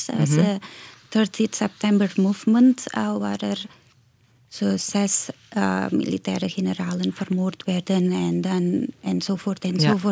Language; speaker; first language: Dutch; non-native, fluent; Indonesian